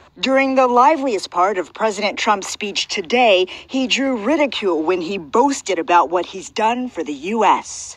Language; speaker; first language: English; native; English